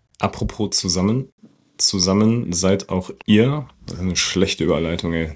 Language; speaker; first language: German; native; German